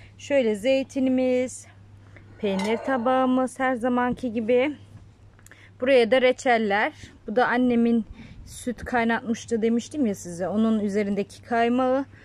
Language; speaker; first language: Turkish; early bilingual, heritage; Turkish